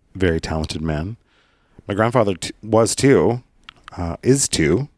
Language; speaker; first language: English; early bilingual, other home language; Italian